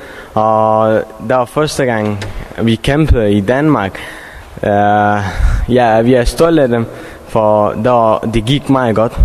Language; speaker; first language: Danish; non-native, fluent; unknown